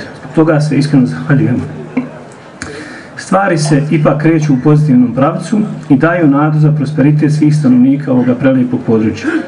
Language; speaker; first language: Croatian; native; Croatian